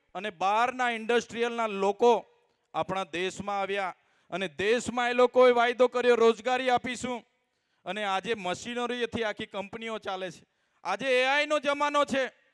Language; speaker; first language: Gujarati; non-native, local second language; Vasavi